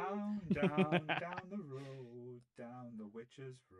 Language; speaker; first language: English; native; English